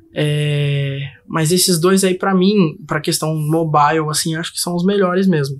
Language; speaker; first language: Portuguese; native; Portuguese